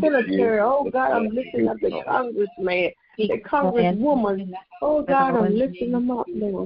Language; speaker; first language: English; native; English